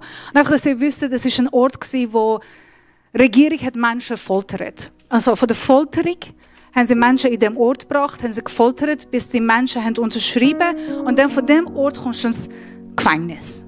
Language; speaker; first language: German; non-native, fluent; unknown